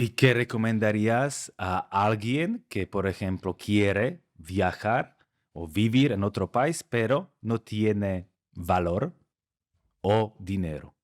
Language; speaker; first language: Spanish; non-native, fluent; Slovak